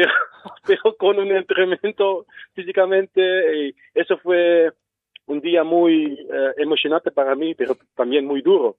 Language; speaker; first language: Spanish; non-native, fluent; Dutch